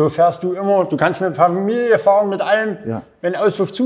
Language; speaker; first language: German; native; German